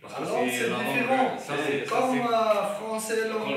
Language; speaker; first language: French; non-native, learner; Persian